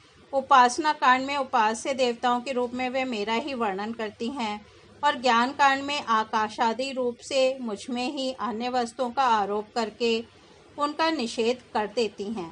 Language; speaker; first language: Hindi; native; Hindi